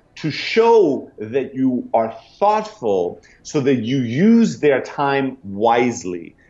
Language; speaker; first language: English; non-native, fluent; German